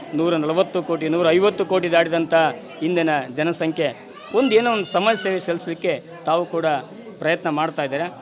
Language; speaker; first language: Kannada; native; Kannada